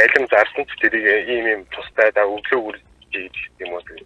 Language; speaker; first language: Mongolian; native; Mongolian